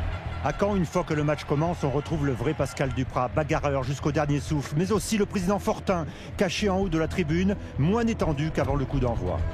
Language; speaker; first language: French; native; French